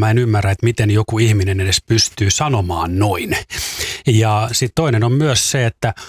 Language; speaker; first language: Finnish; native; Finnish